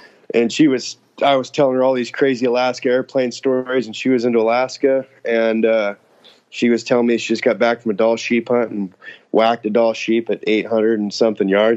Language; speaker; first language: English; native; English